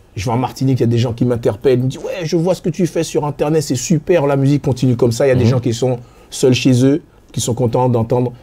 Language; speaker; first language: French; native; French